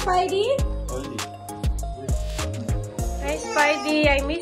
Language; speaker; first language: English; non-native, local second language; Filipino